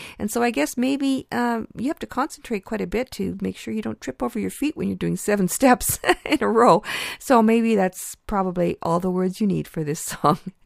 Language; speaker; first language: English; early bilingual, other home language; Ukrainian